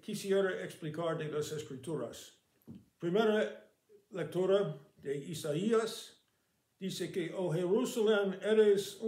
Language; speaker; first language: Spanish; non-native, fluent; English